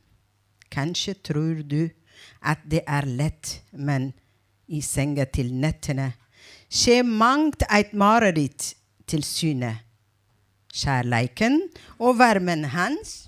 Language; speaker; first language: Norwegian; non-native, fluent; Persian